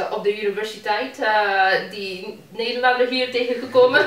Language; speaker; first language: Dutch; non-native, fluent; Spanish